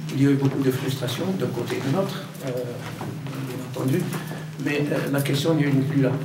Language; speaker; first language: French; non-native, local second language; Arabic